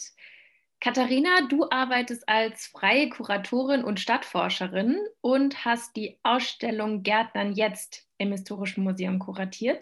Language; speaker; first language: German; native; German